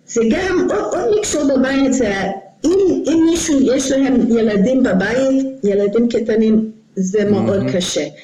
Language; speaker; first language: Hebrew; non-native, fluent; English